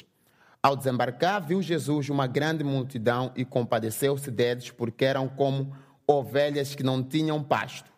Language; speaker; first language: English; non-native, learner; Portuguese